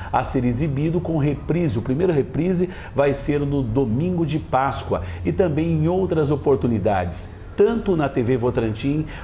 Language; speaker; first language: Portuguese; native; Portuguese